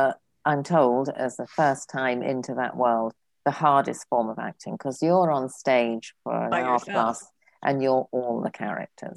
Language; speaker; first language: English; native; English